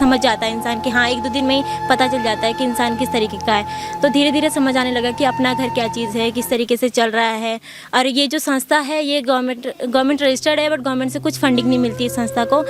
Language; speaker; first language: Hindi; non-native, local second language; Garhwali